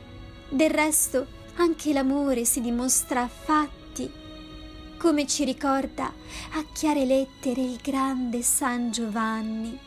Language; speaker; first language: Italian; native; Italian